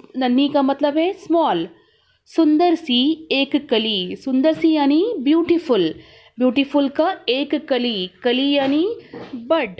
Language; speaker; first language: Hindi; non-native, local second language; Kannada